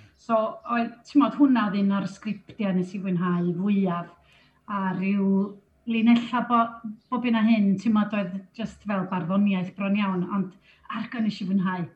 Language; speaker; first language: Welsh; native; Welsh